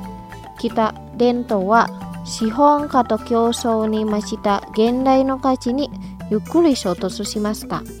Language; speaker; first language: Japanese; non-native, fluent; Indonesian